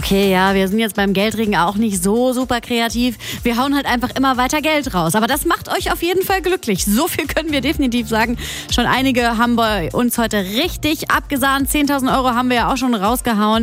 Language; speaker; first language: German; native; German